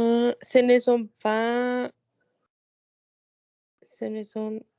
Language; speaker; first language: French; non-native, learner; Spanish